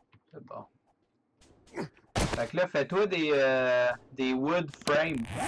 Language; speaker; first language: French; native; French